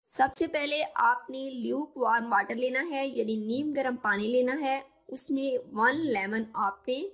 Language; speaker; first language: Urdu; native; Urdu